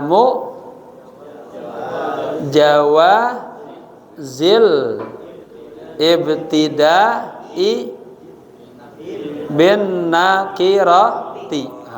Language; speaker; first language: Arabic; non-native, fluent; Indonesian